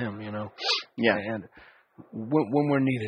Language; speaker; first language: English; native; English